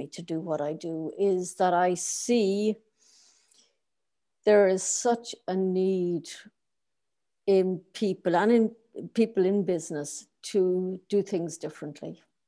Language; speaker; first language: English; native; English